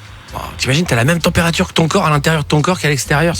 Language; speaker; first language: French; native; French